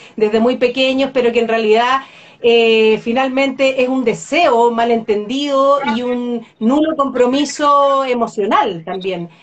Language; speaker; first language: Spanish; native; Spanish